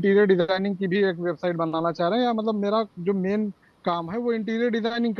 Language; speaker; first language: Hindi; native; Hindi